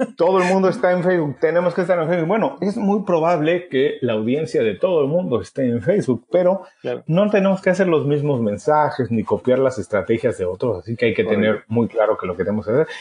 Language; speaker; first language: Spanish; native; Spanish